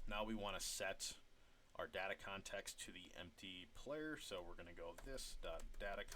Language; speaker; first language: English; native; English